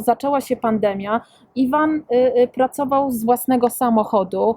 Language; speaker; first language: Polish; native; Polish